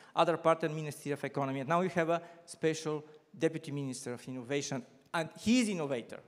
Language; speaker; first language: English; non-native, fluent; Bulgarian